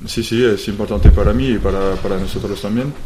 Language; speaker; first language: Spanish; non-native, learner; French